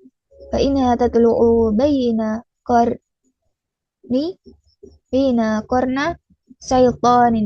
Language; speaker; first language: Arabic; non-native, learner; Indonesian